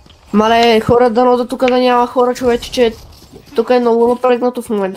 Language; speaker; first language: Bulgarian; native; Bulgarian